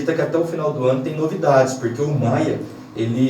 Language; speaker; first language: Portuguese; native; Portuguese